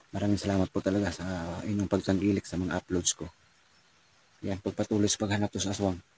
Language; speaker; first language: Filipino; non-native, local second language; Cebuano